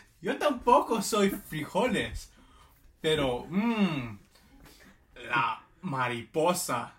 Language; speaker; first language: Spanish; non-native, learner; English